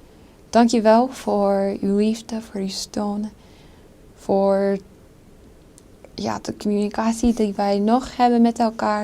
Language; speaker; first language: Dutch; non-native, fluent; English